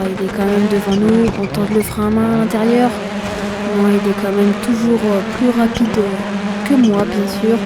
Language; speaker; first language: French; native; French